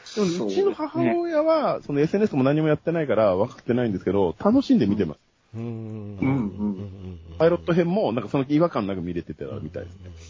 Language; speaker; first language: Japanese; native; Japanese